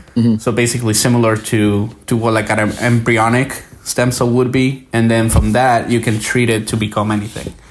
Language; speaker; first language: English; early bilingual, other home language; Spanish